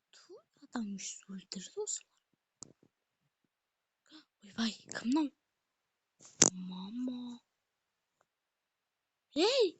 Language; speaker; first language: Kazakh; native; Kazakh